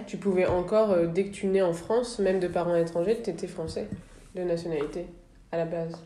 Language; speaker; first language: French; native; French